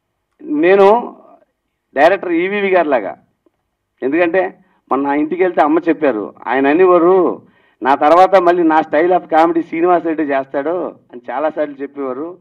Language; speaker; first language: Telugu; native; Telugu